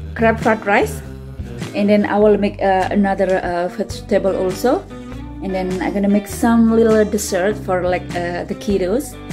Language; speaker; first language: English; non-native, learner; Indonesian